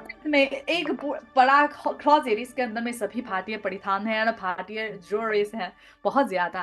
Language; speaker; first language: Hindi; non-native, learner; Chinese